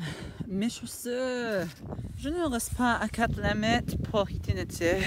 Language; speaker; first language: French; non-native, learner; English